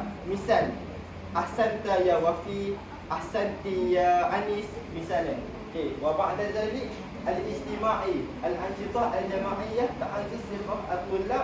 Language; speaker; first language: Arabic; non-native, learner; Malay